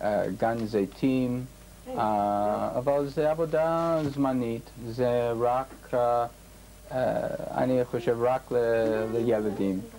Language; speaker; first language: Hebrew; non-native, learner; English